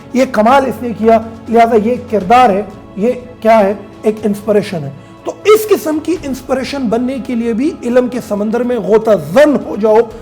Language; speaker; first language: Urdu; non-native, local second language; Pashto